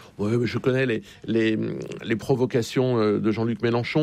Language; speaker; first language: French; native; French